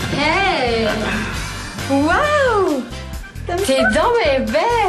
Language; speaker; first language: French; native; French